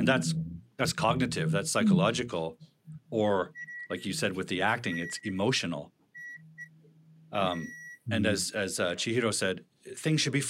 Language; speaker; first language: English; native; English